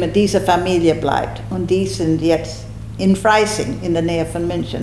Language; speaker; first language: German; non-native, learner; English